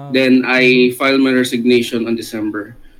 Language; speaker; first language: English; non-native, local second language; Filipino